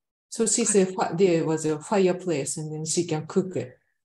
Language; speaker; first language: English; non-native, fluent; Japanese